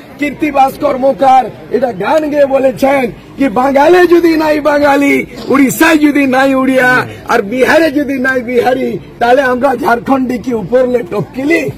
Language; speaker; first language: Bangla; non-native, local second language; Santali